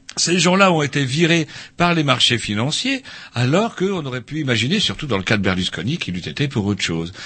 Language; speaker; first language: French; native; French